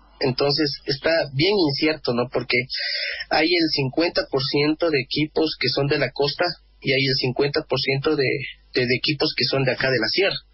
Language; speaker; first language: Spanish; native; Spanish